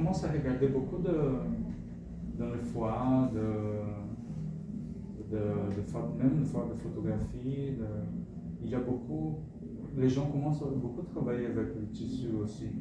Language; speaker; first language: French; non-native, fluent; Portuguese